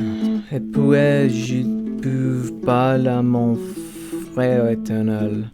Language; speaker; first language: French; non-native, learner; English